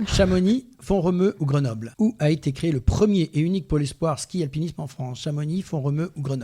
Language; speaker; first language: French; native; French